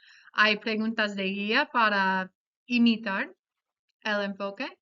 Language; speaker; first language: Spanish; non-native, fluent; English